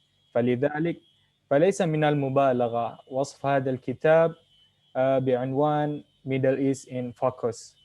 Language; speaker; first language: Arabic; non-native, fluent; Indonesian